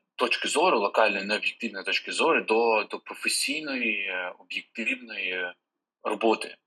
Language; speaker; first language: Ukrainian; native; Ukrainian